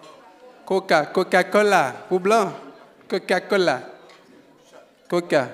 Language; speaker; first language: Spanish; non-native, learner; Haitian Creole